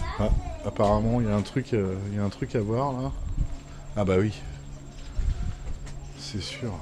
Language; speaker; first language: French; native; French